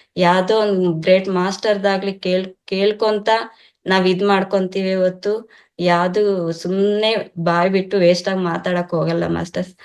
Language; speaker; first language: Kannada; non-native, local second language; Telugu